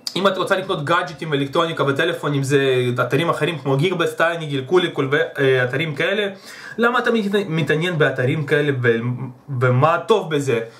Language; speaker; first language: Hebrew; early bilingual, other home language; Russian